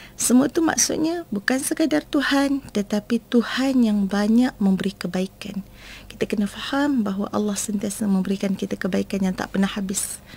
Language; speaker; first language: Malay; native; Malay